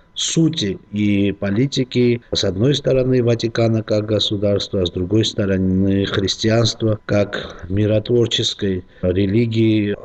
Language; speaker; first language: Russian; non-native, local second language; Georgian